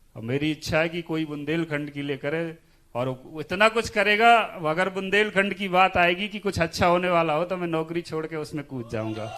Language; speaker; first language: Hindi; native; Hindi